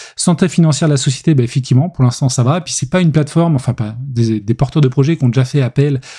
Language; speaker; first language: French; native; French